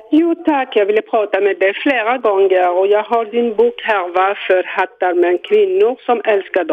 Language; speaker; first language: Swedish; non-native, fluent; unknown